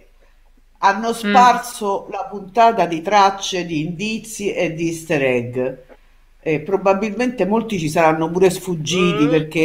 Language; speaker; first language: Italian; native; Italian